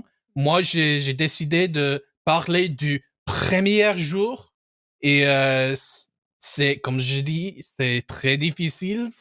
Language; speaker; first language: French; non-native, fluent; English